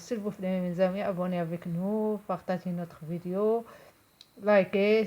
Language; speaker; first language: French; non-native, local second language; Arabic